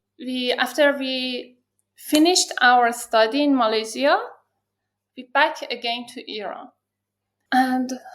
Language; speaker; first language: English; non-native, learner; Persian